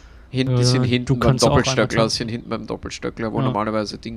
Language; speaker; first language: German; native; German